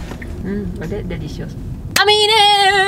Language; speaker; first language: Spanish; native; Spanish